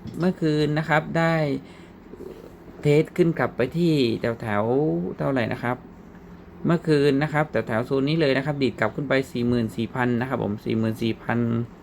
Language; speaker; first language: Thai; native; Thai